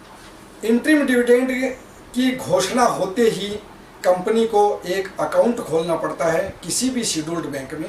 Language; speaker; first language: Hindi; native; Hindi